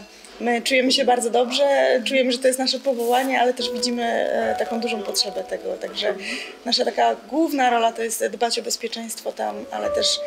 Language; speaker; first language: Polish; native; Polish